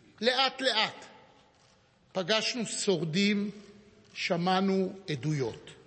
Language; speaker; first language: Hebrew; native; Hebrew